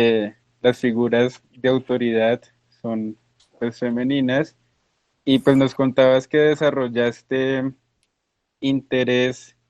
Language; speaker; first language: Spanish; native; Spanish